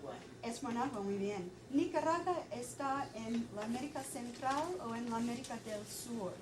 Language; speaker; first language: Spanish; non-native, fluent; English